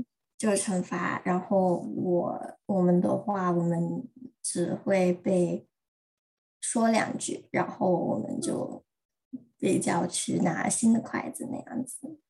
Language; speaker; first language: Chinese; early bilingual, heritage; Chinese